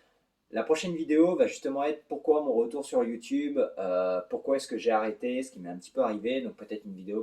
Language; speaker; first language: French; native; French